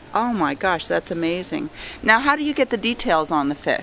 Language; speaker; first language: English; native; English